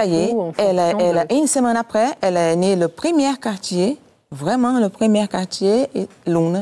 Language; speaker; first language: French; non-native, fluent; Portuguese